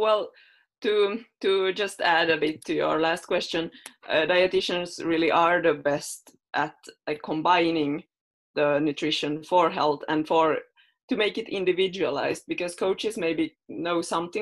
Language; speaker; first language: English; non-native, fluent; Finnish